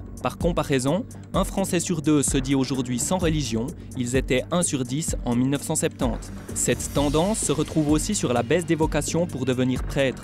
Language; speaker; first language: French; native; French